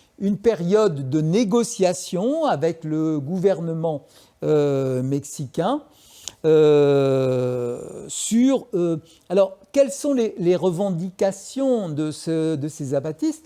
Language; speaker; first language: French; native; French